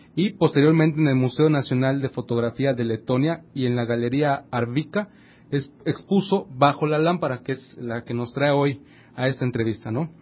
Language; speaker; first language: Spanish; native; Spanish